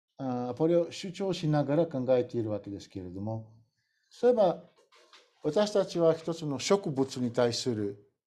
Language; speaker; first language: Japanese; non-native, fluent; Bulgarian